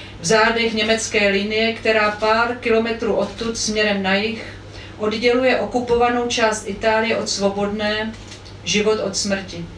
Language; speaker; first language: Czech; native; Czech